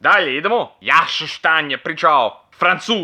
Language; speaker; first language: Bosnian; non-native, learner; English